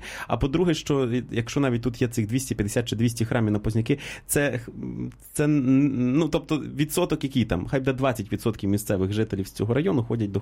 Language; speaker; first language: Ukrainian; native; Ukrainian